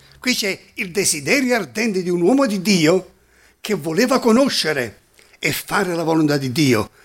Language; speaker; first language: Italian; non-native, fluent; German